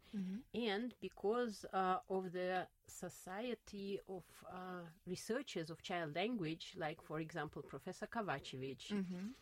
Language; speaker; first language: English; non-native, fluent; Russian